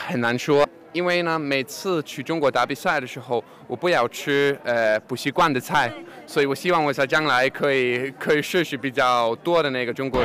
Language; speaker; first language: Chinese; non-native, fluent; Danish